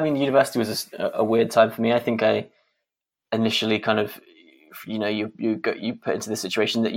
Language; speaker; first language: English; native; English